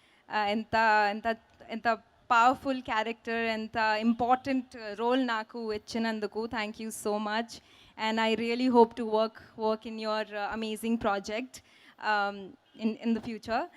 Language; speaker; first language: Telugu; non-native, local second language; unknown